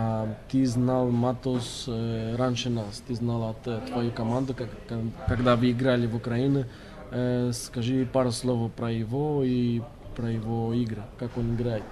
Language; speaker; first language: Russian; non-native, learner; Greek